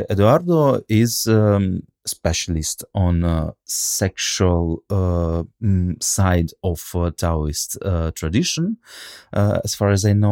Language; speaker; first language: English; non-native, fluent; Russian